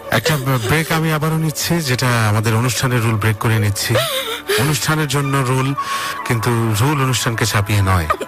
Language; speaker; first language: Bangla; native; Bangla